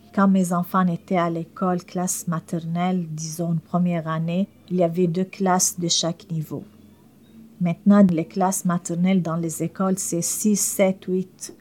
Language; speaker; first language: French; non-native, fluent; Arabic